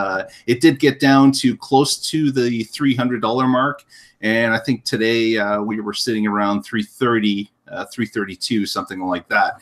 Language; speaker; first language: English; native; English